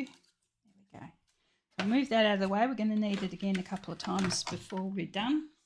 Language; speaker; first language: English; native; English